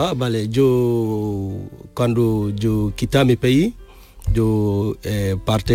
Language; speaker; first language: Spanish; non-native, learner; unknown